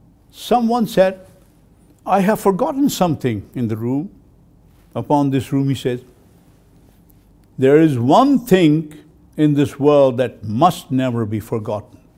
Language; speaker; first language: English; non-native, fluent; Turkish